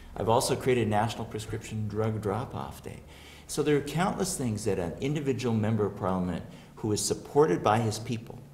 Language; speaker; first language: English; native; English